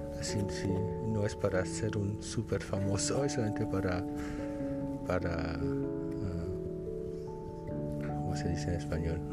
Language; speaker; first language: Spanish; non-native, learner; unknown